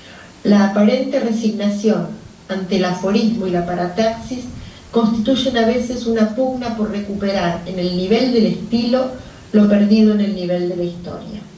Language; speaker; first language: Spanish; native; Spanish